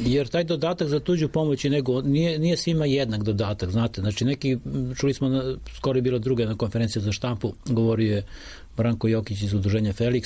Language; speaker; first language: Serbian; native; Serbian